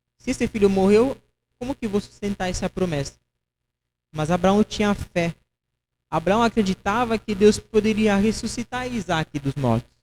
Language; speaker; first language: Portuguese; non-native, fluent; Haitian Creole